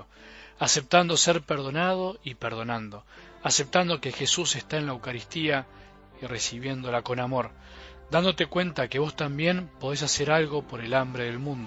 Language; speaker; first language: Spanish; native; Spanish